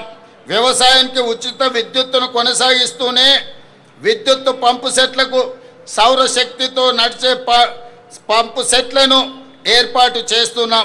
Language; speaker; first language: Telugu; native; Telugu